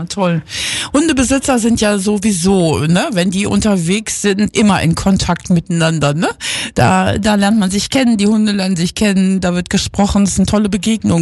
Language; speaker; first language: German; native; German